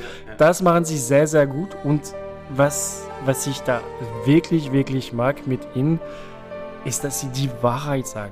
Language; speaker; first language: German; non-native, fluent; French